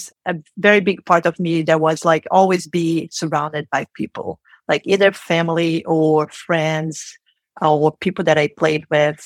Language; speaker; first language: English; non-native, fluent; Portuguese